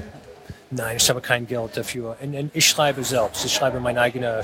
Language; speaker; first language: German; non-native, fluent; English